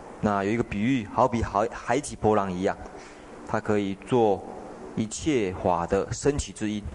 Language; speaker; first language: Chinese; native; Chinese